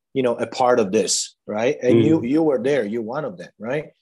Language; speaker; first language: English; non-native, fluent; Italian